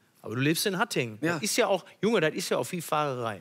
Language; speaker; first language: German; native; German